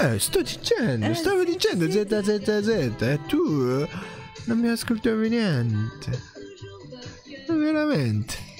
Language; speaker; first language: Italian; non-native, learner; Japanese